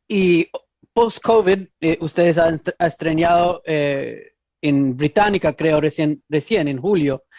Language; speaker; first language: Spanish; non-native, fluent; English